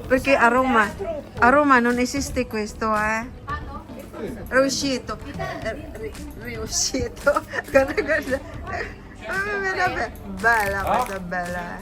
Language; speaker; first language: Italian; non-native, learner; Filipino